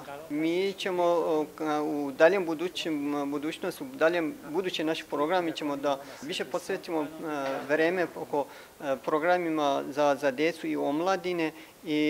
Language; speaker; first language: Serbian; non-native, fluent; Persian